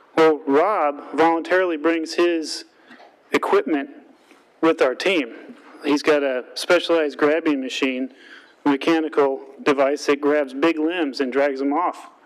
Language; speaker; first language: English; native; English